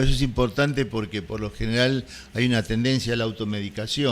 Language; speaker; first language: Spanish; native; Spanish